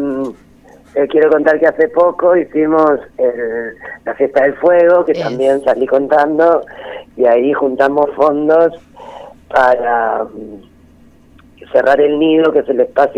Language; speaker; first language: Spanish; native; Spanish